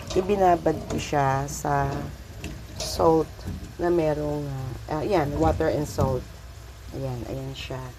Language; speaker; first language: Filipino; native; Filipino